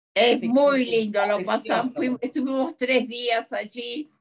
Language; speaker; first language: Spanish; native; Spanish